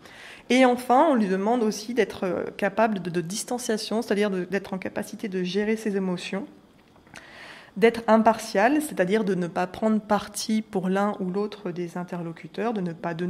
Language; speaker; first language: French; native; French